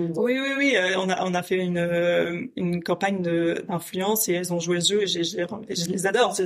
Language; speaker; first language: French; native; French